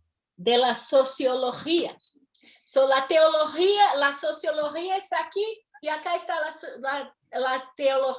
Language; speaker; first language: Spanish; early bilingual, heritage; Spanish